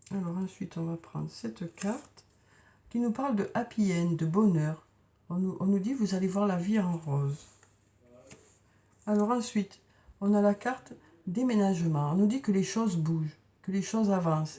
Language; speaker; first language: French; native; French